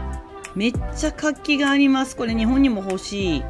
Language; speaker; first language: Japanese; native; Japanese